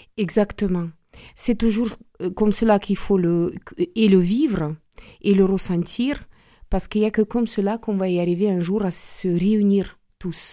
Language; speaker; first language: French; non-native, fluent; Romanian